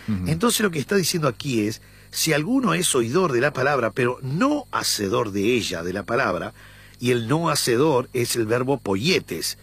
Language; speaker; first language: Spanish; native; Spanish